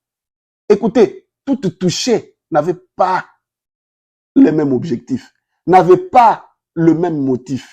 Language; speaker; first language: French; non-native, local second language; Lingala